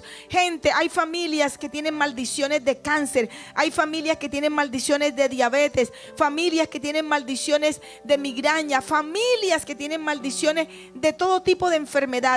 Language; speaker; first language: Spanish; native; Spanish